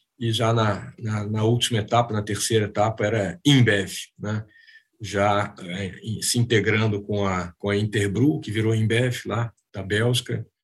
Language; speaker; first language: Portuguese; native; Portuguese